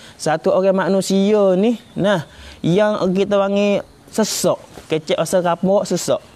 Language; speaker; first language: Malay; native; Malay